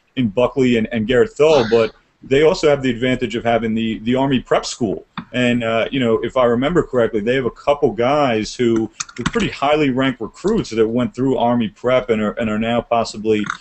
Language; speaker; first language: English; native; English